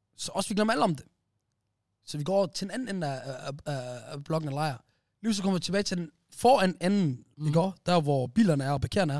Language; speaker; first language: Danish; early bilingual, other home language; Somali